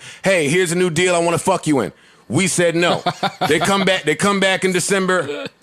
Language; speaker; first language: English; native; English